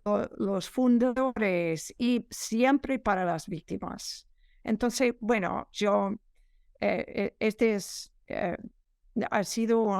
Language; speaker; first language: Spanish; non-native, fluent; English